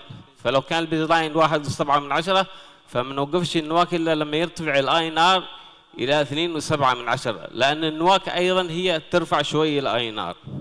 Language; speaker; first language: Arabic; native; Arabic